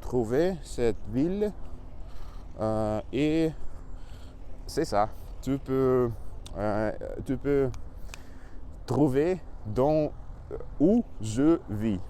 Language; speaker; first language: French; non-native, learner; Russian